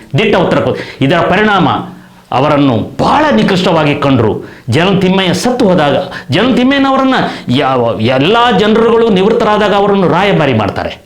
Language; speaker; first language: Kannada; non-native, local second language; Kodava